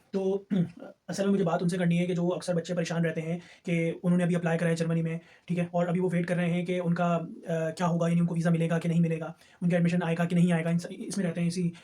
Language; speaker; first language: Urdu; native; Urdu